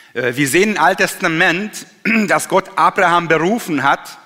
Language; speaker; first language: German; non-native, fluent; Hungarian